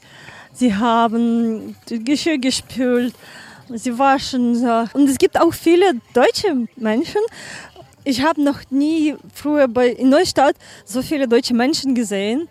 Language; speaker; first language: German; non-native, learner; Ukrainian